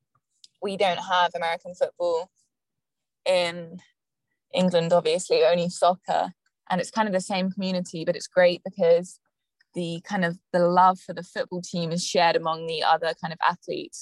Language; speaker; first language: English; native; English